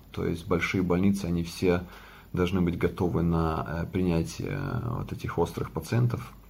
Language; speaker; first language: Russian; non-native, local second language; Latvian